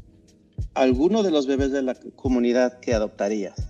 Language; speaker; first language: Spanish; non-native, fluent; English